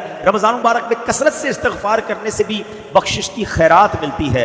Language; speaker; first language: Urdu; native; Urdu